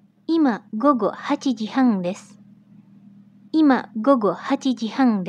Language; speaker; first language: Japanese; non-native, fluent; Indonesian